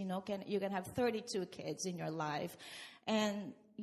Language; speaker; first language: English; non-native, local second language; Filipino